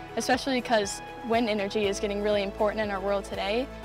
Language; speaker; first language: English; native; English